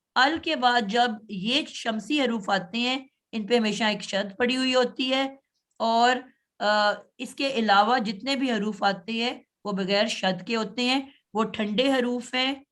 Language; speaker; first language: Urdu; native; Urdu